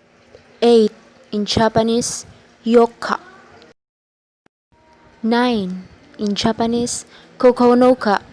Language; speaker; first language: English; non-native, local second language; Filipino